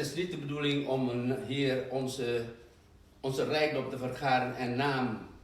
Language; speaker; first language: Dutch; non-native, fluent; Indonesian